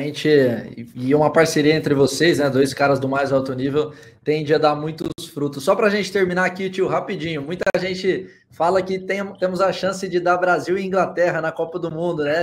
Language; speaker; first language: Portuguese; native; Portuguese